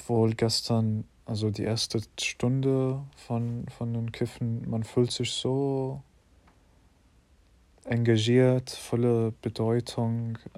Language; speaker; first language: German; non-native, fluent; English